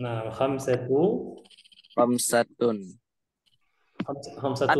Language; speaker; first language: Arabic; non-native, fluent; Indonesian